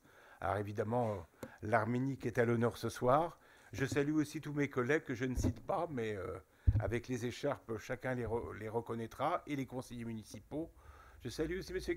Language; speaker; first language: French; native; French